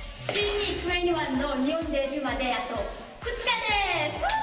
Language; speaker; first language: Japanese; non-native, fluent; Korean